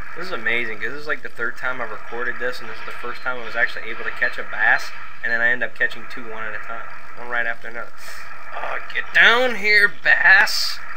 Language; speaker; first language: English; native; English